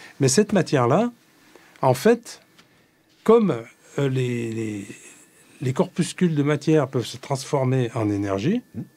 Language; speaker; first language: French; native; French